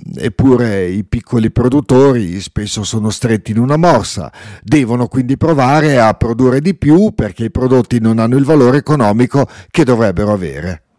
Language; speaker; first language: Italian; non-native, local second language; Ladin